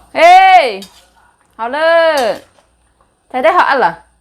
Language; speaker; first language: Chinese; non-native, learner; Javanese